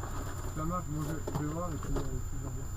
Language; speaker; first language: French; native; French